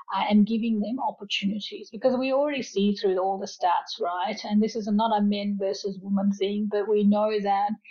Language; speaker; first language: English; early bilingual, other home language; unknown